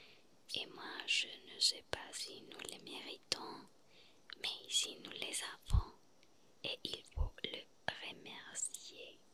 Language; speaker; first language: French; non-native, fluent; Spanish